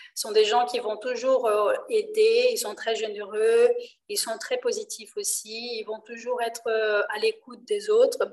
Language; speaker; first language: French; non-native, fluent; Portuguese